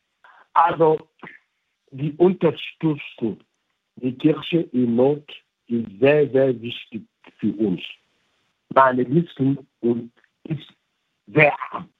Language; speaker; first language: German; non-native, local second language; French